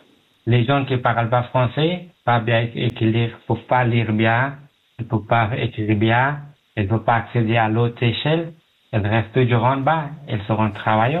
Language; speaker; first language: French; non-native, learner; Pashto